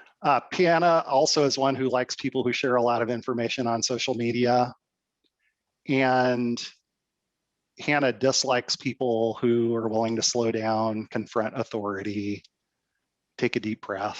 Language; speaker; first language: English; native; English